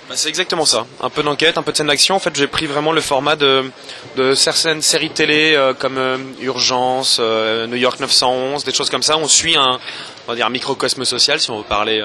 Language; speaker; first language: French; native; French